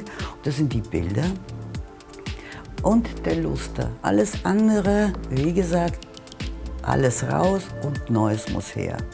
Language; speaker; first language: German; non-native, fluent; Russian